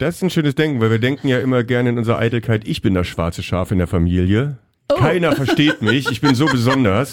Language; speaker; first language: German; native; German